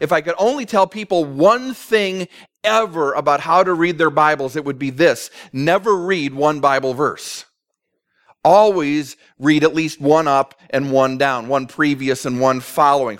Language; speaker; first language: English; native; English